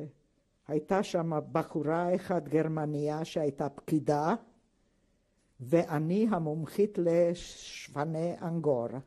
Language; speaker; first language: Hebrew; non-native, fluent; Hungarian